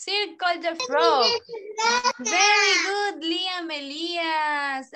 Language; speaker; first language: English; non-native, learner; Spanish